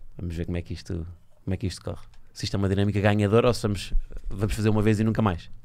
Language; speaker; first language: Portuguese; native; Portuguese